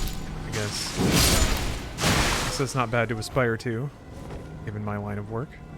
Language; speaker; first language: English; native; English